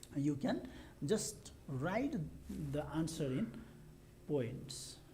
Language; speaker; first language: English; non-native, local second language; Nepali